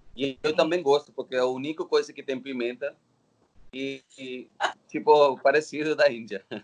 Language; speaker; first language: Portuguese; non-native, learner; Telugu